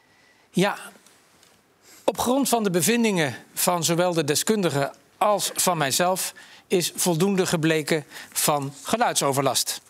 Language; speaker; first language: Dutch; native; Dutch